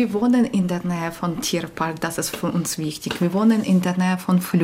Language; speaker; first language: German; non-native, learner; Ukrainian